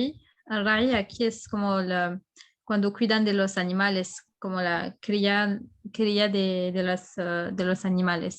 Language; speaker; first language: Spanish; non-native, fluent; French